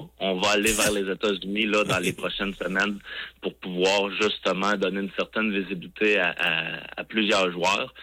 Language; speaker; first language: French; native; French